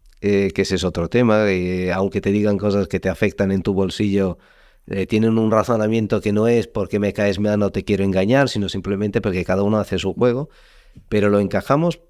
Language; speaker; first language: Spanish; non-native, fluent; Italian